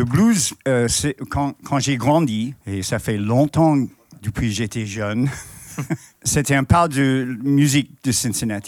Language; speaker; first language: French; non-native, fluent; English